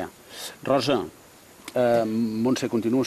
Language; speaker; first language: Catalan; native; Catalan